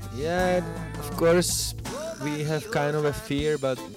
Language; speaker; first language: English; non-native, fluent; Czech